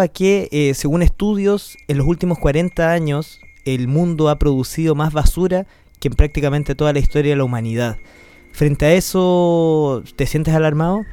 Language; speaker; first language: Spanish; native; Spanish